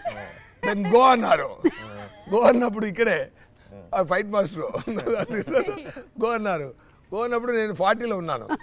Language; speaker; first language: Telugu; non-native, learner; Tamil